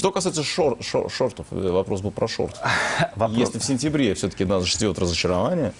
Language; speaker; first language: Russian; native; Russian